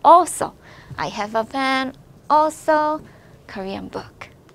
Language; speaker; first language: English; non-native, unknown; Korean